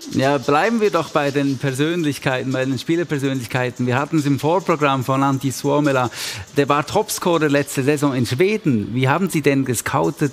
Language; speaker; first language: German; native; German